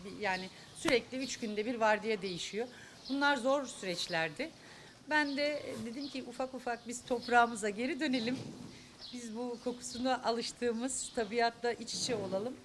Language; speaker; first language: Turkish; native; Turkish